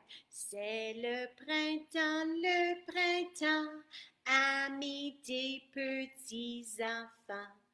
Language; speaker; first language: French; non-native, fluent; English